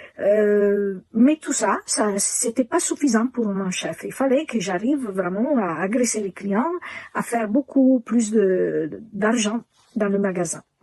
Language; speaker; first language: French; non-native, fluent; Italian